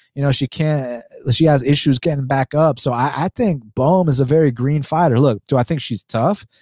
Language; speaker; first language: English; early bilingual, other home language; Spanish